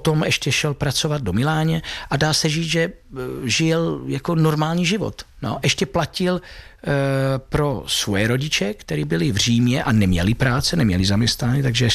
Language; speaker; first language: Czech; non-native, fluent; Italian